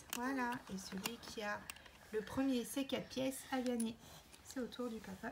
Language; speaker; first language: French; native; French